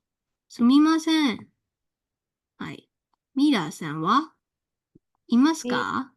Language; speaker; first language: Japanese; non-native, fluent; Burmese